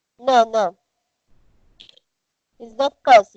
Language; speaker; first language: English; non-native, learner; Spanish